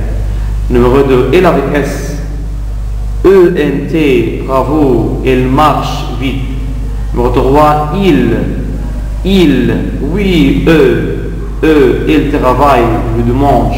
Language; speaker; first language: French; non-native, fluent; Arabic